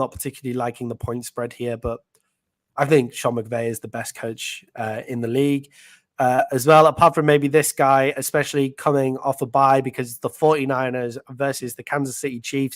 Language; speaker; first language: English; native; English